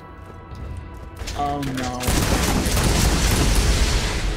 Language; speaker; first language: English; native; English